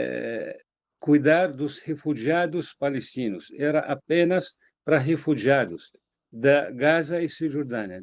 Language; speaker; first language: Portuguese; non-native, fluent; Arabic